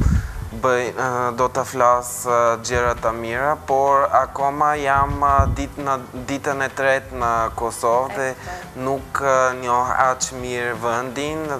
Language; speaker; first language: Albanian; non-native, fluent; Bulgarian